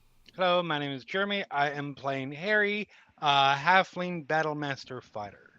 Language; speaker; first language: English; native; English